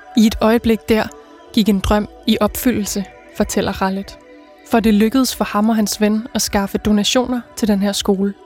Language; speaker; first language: Danish; native; Danish